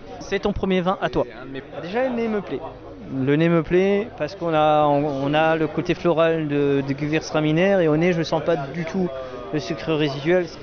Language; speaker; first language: French; native; French